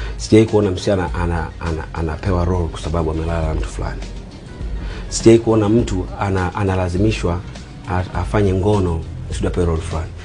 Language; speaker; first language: Swahili; native; Swahili